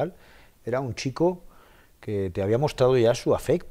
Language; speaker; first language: Spanish; native; Spanish